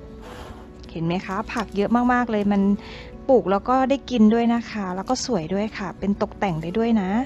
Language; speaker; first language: Thai; native; Thai